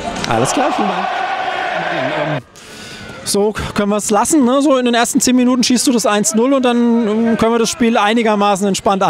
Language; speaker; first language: German; native; German